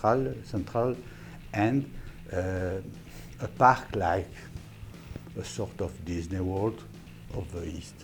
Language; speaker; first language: English; non-native, learner; French